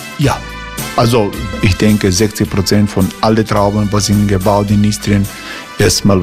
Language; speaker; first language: German; non-native, fluent; Croatian